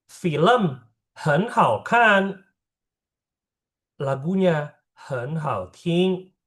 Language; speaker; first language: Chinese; non-native, fluent; Indonesian